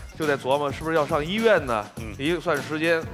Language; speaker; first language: Chinese; native; Chinese